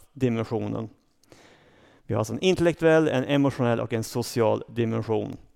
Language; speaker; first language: Swedish; native; Swedish